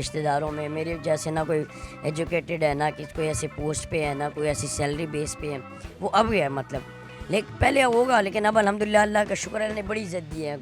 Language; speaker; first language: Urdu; non-native, local second language; Pashto